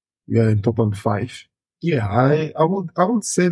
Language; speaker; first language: English; non-native, fluent; Portuguese